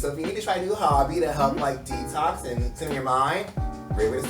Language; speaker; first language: English; native; English